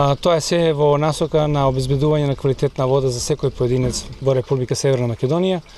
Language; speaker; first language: Macedonian; native; Macedonian